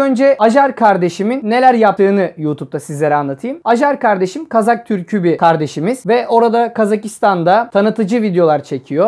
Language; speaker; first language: Turkish; native; Turkish